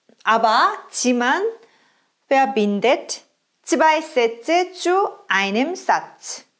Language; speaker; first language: German; non-native, fluent; Korean